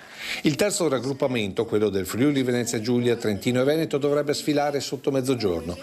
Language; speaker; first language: Italian; native; Italian